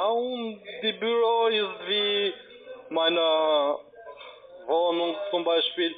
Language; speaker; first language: German; non-native, learner; Albanian